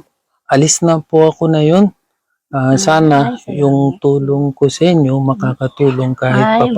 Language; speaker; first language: Filipino; non-native, learner; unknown